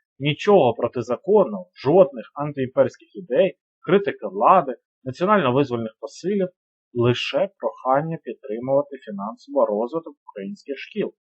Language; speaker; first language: Ukrainian; native; Ukrainian